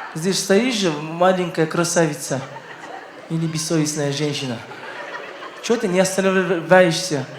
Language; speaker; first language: Russian; non-native, local second language; Kazakh